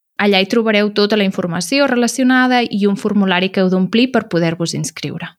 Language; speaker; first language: Catalan; native; Catalan